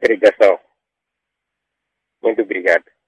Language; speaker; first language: Portuguese; non-native, local second language; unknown